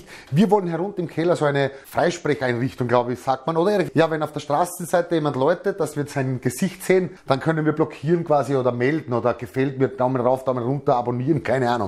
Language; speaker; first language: German; native; German